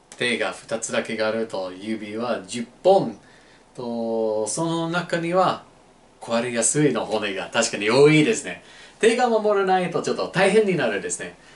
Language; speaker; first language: Japanese; non-native, learner; English